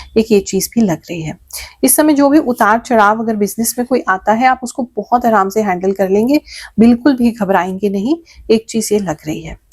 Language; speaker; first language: Hindi; native; Hindi